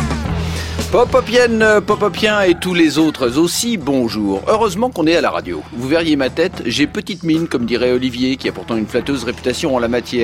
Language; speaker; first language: French; native; French